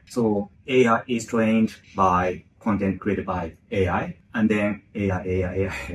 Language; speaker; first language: English; non-native, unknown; Japanese